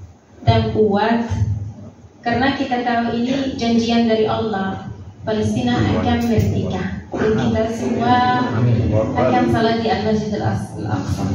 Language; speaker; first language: Indonesian; non-native, fluent; Arabic